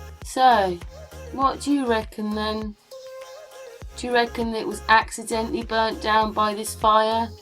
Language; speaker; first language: English; native; English